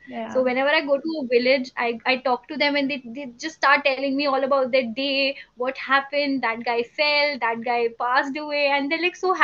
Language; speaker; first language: English; non-native, local second language; Hindi